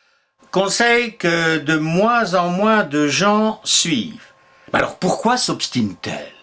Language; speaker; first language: French; native; French